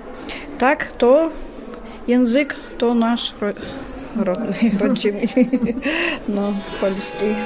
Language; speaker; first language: Polish; non-native, learner; Russian